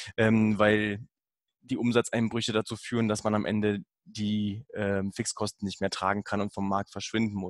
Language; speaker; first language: German; native; German